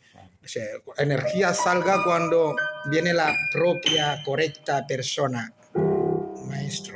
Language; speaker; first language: Spanish; non-native, fluent; Indonesian